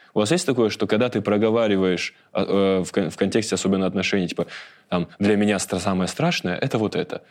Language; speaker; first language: Russian; native; Russian